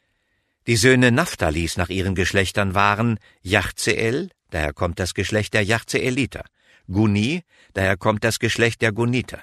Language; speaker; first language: German; native; German